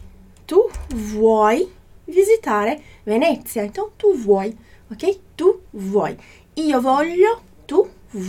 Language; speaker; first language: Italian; non-native, fluent; Portuguese